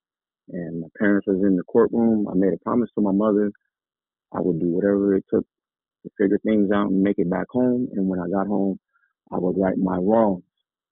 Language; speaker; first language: English; native; English